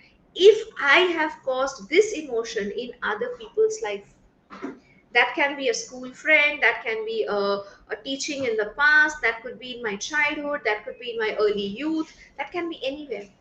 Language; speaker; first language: English; non-native, local second language; Hindi